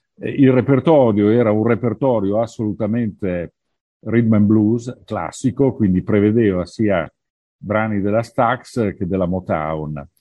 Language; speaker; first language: Italian; non-native, learner; English